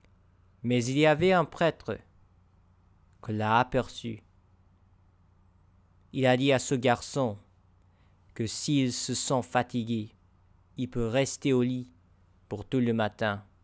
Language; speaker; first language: French; non-native, learner; English